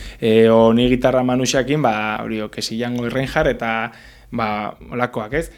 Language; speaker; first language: Basque; native; Basque